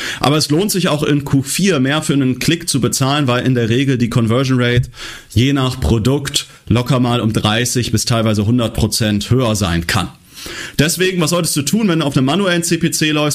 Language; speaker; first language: German; native; German